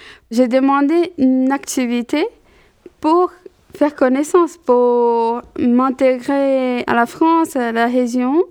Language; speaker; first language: French; non-native, fluent; Portuguese